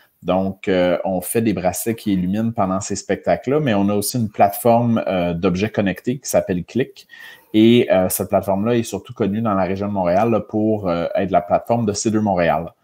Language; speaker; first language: French; native; French